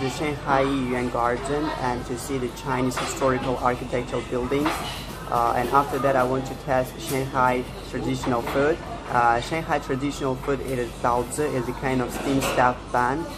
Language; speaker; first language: English; non-native, learner; Tajik